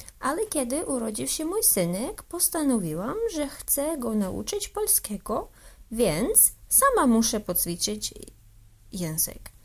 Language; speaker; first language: Polish; early bilingual, heritage; English